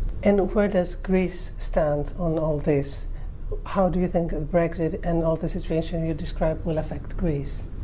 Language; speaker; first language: English; non-native, fluent; Greek